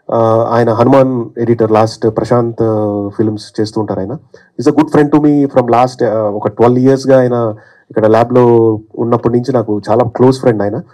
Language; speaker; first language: Telugu; native; Telugu